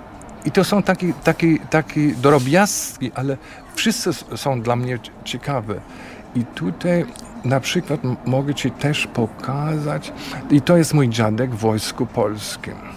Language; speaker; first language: Polish; non-native, fluent; German